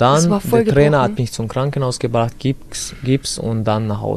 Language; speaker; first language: German; early bilingual, other home language; Chechen